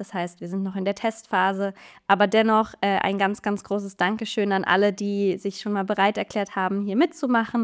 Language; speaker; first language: German; native; German